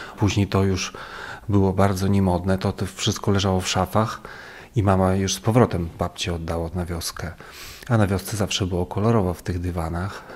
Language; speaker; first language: Polish; early bilingual, heritage; Polish